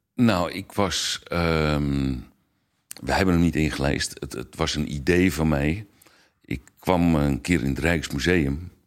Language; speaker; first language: Dutch; native; Dutch